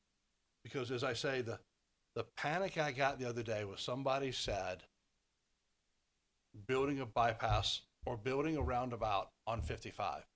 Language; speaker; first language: English; native; English